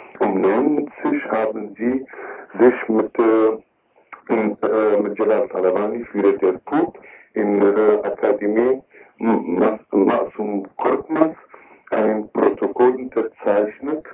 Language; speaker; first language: German; non-native, learner; Kurdish